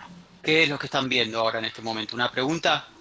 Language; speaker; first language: Spanish; native; Spanish